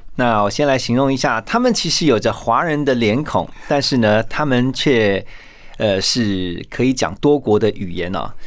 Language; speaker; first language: Chinese; native; Chinese